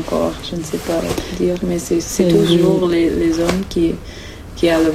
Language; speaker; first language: French; non-native, learner; English